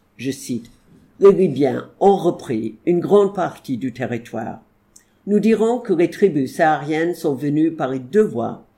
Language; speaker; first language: French; non-native, fluent; English